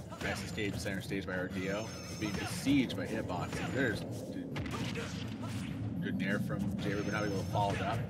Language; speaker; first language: English; native; English